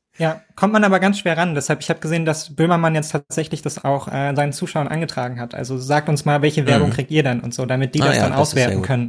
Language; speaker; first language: German; native; German